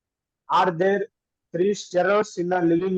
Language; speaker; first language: English; non-native, learner; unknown